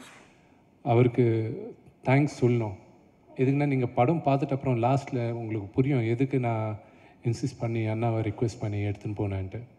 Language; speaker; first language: Tamil; non-native, local second language; Telugu